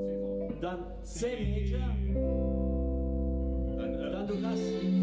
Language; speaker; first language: German; non-native, learner; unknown